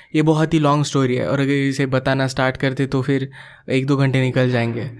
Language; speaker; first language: Hindi; non-native, local second language; Marathi